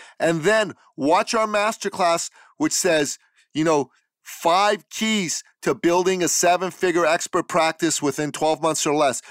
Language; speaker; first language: English; native; English